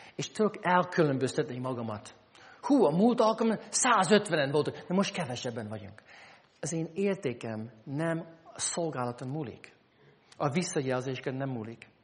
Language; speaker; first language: Hungarian; non-native, fluent; English